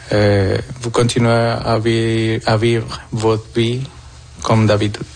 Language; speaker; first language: French; non-native, fluent; Spanish